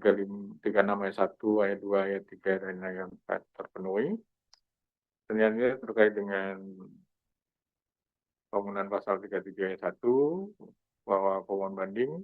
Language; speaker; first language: Indonesian; native; Indonesian